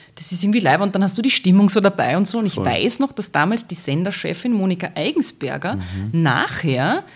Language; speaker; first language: German; native; German